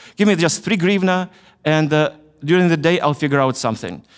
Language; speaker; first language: English; non-native, fluent; Russian